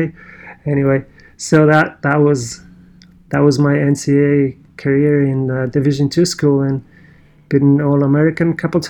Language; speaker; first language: English; non-native, fluent; Polish